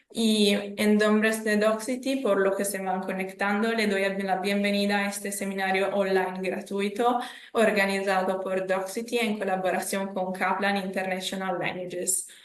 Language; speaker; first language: Spanish; non-native, fluent; Italian